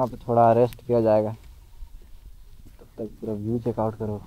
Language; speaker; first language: Hindi; native; Hindi